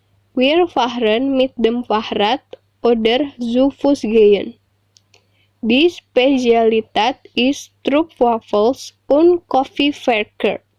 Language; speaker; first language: German; non-native, learner; Indonesian